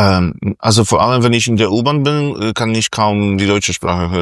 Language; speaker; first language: German; non-native, fluent; Polish